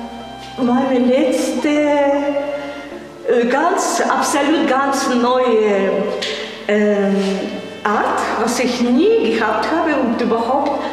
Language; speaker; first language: German; non-native, fluent; Russian